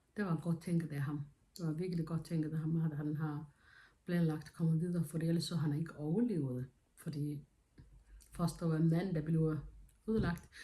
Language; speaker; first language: Danish; non-native, fluent; Somali